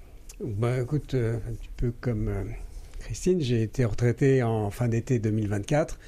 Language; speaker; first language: French; native; French